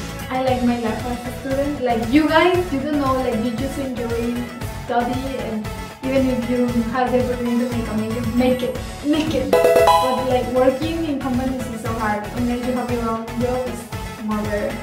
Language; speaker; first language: English; non-native, learner; Spanish